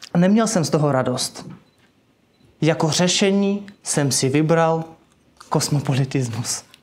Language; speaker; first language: Czech; non-native, fluent; Russian